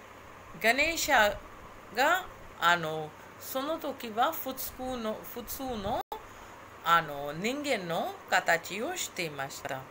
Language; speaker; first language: Japanese; non-native, fluent; Hindi